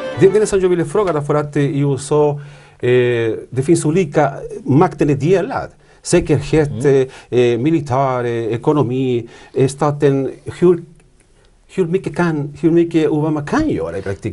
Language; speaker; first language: Swedish; non-native, fluent; Spanish